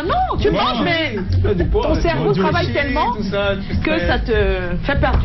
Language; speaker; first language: French; native; French